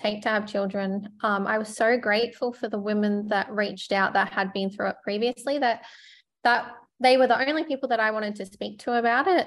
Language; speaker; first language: English; native; English